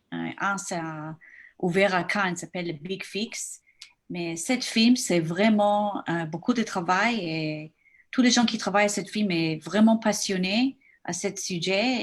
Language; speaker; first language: French; non-native, learner; English